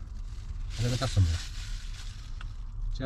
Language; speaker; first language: Chinese; native; Chinese